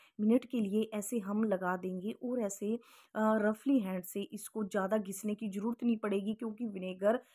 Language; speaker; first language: Hindi; native; Hindi